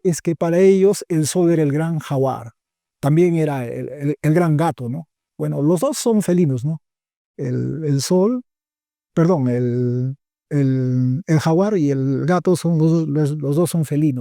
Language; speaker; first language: Spanish; native; Spanish